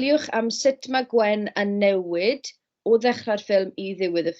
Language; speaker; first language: Welsh; non-native, fluent; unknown